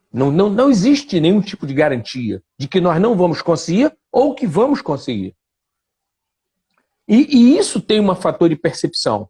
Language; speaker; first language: Portuguese; native; Portuguese